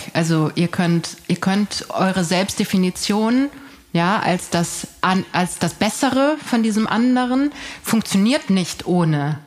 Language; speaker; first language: German; early bilingual, other home language; Persian